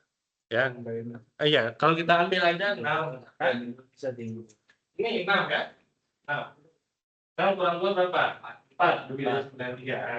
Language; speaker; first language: Indonesian; native; Indonesian